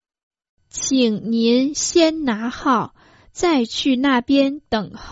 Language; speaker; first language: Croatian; non-native, fluent; Chinese